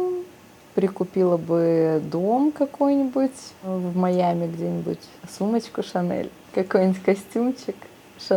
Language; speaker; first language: Russian; native; Russian